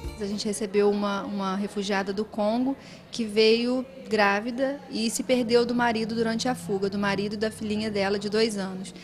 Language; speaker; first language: Portuguese; native; Portuguese